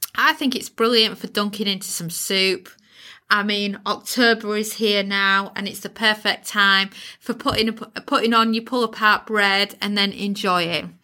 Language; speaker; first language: English; native; English